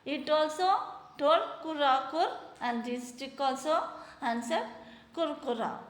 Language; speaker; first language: English; non-native, local second language; Kannada